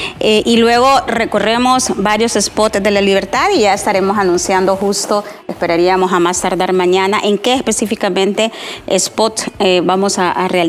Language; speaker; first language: Spanish; native; Spanish